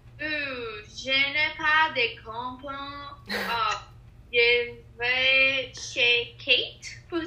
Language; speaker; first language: French; non-native, learner; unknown